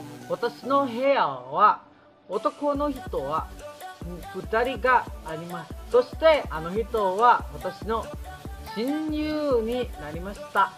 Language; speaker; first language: Japanese; non-native, learner; Thai